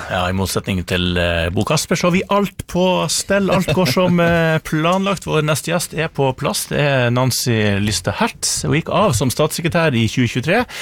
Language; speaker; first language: Norwegian; native; Norwegian